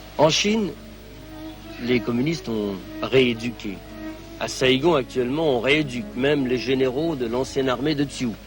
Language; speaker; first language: French; native; French